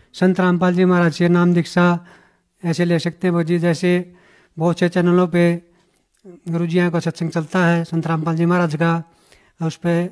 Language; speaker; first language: Hindi; native; Hindi